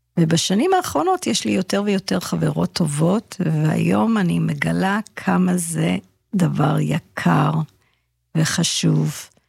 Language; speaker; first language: Hebrew; early bilingual, heritage; English